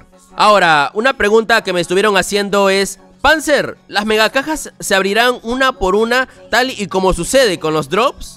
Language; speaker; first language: Spanish; native; Spanish